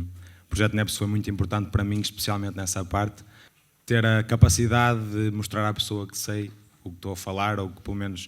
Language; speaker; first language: Portuguese; native; Portuguese